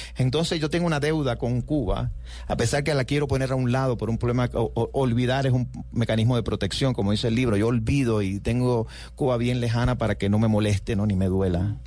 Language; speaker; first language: Spanish; native; Spanish